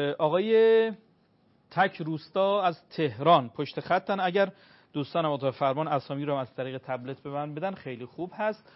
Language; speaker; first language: Persian; native; Persian